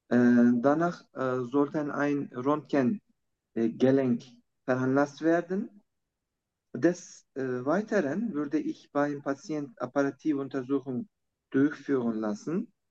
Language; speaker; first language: German; non-native, learner; Turkish